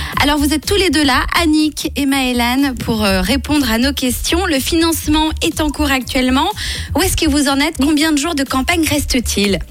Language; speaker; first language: French; native; French